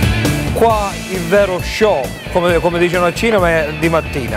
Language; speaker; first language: Italian; native; Italian